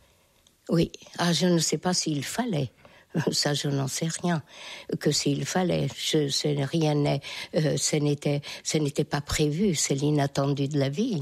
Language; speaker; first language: French; non-native, fluent; Hungarian